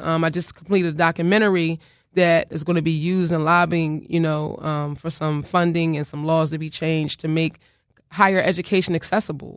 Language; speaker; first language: English; native; English